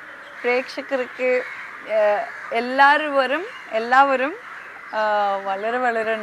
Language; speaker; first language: Malayalam; non-native, learner; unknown